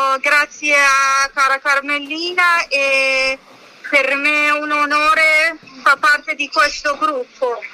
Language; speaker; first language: Italian; non-native, learner; Persian